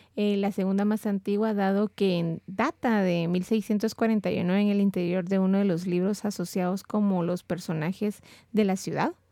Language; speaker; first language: Spanish; native; Spanish